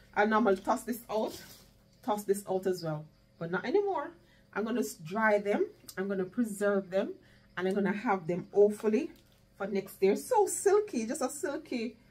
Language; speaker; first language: English; non-native, local second language; Jamaican Creole English